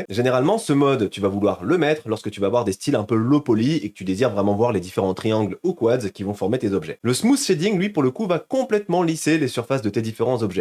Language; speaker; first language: French; native; French